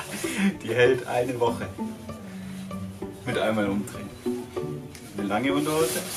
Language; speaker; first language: German; native; German